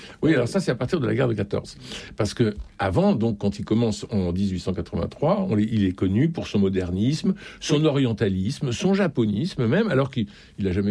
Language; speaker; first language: French; native; French